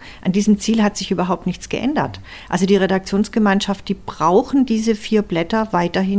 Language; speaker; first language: German; native; German